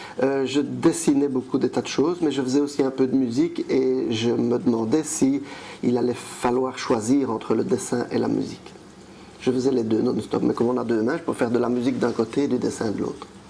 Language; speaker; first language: French; native; French